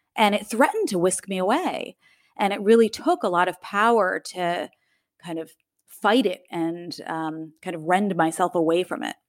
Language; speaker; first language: English; native; English